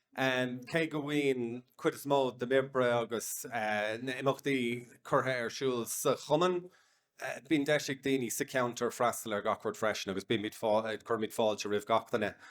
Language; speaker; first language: Irish; non-native, local second language; English